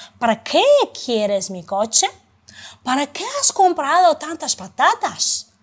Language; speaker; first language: Spanish; non-native, fluent; Uzbek